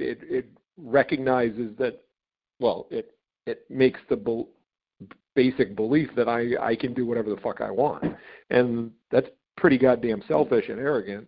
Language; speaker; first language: English; native; English